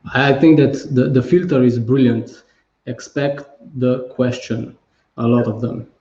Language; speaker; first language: English; non-native, fluent; Slovenian